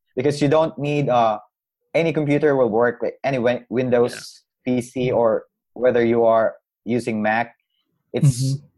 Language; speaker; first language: English; non-native, local second language; Cebuano